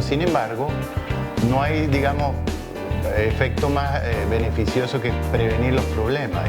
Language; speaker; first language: Spanish; native; Spanish